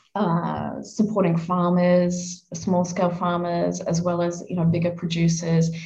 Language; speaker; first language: English; native; English